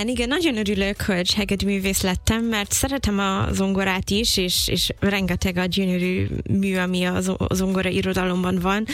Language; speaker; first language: Hungarian; non-native, fluent; English